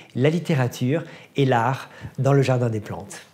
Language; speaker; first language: French; native; French